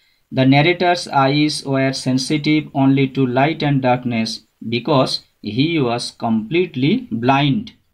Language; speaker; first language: English; non-native, local second language; Bangla